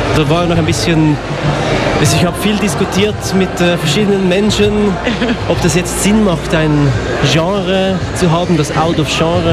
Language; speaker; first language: German; native; German